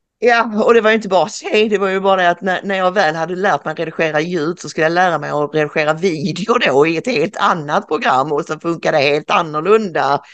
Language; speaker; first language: Swedish; native; Swedish